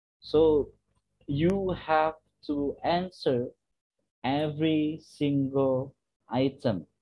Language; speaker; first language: English; non-native, fluent; Indonesian